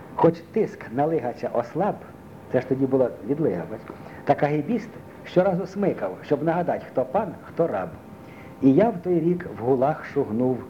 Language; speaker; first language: Ukrainian; native; Ukrainian